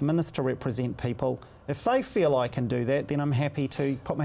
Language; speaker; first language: English; native; English